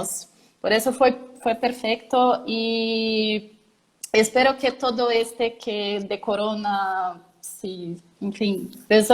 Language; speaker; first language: Spanish; non-native, learner; Portuguese